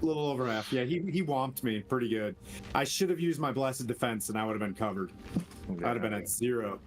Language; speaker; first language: English; native; English